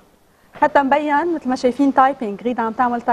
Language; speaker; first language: Arabic; native; Arabic